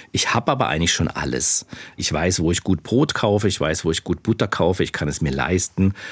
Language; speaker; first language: German; native; German